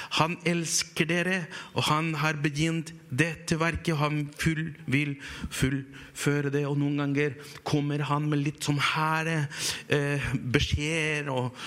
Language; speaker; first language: Norwegian; non-native, fluent; Spanish